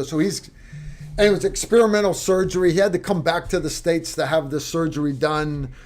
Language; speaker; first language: English; native; English